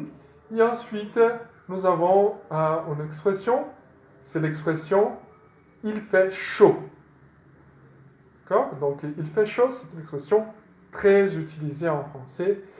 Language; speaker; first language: French; non-native, fluent; Portuguese